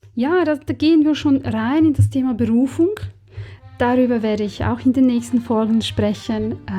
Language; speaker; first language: German; non-native, fluent; Serbian